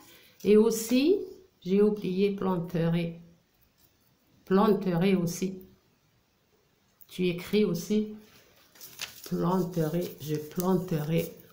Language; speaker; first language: French; non-native, local second language; Arabic